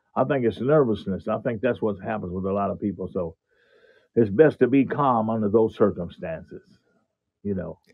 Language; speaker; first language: English; native; English